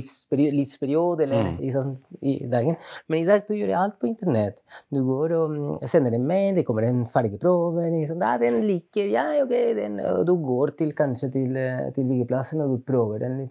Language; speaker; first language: Norwegian; non-native, fluent; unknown